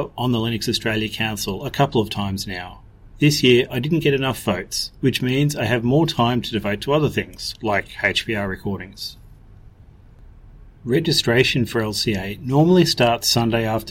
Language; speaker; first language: English; native; English